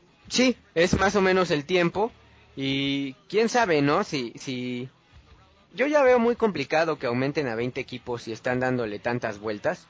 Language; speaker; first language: Spanish; native; Spanish